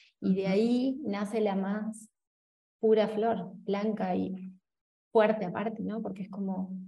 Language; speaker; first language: Spanish; native; Spanish